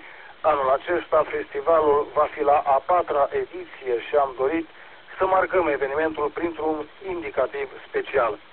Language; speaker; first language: Romanian; native; Romanian